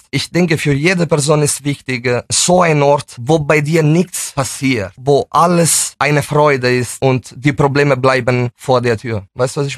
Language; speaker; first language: German; non-native, fluent; Italian